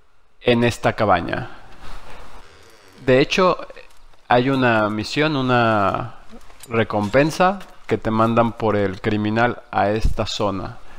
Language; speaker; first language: Spanish; native; Spanish